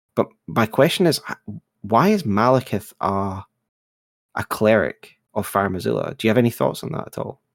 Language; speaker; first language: English; native; English